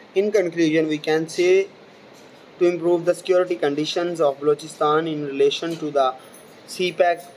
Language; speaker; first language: English; non-native, local second language; Urdu